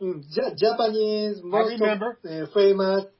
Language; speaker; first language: English; non-native, learner; Japanese